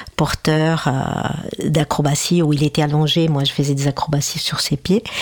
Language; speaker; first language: French; non-native, fluent; Portuguese